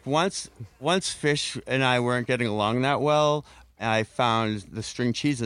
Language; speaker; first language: English; native; English